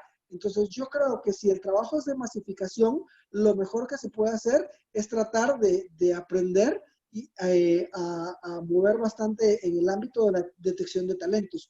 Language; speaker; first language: Spanish; native; Spanish